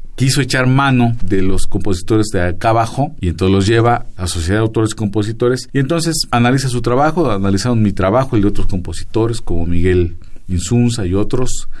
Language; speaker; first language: Spanish; native; Spanish